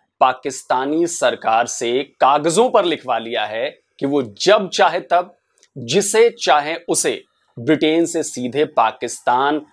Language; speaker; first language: Hindi; native; Hindi